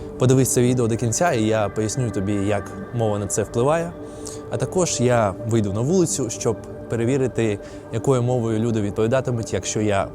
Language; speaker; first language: Ukrainian; non-native, local second language; Russian